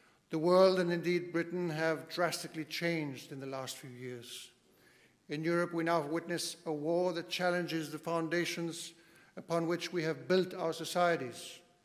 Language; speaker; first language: English; non-native, fluent; Spanish